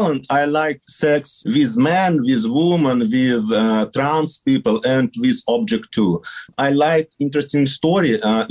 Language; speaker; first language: English; non-native, learner; Kazakh